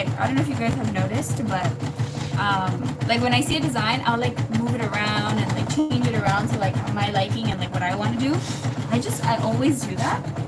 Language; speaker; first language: English; early bilingual, other home language; Spanish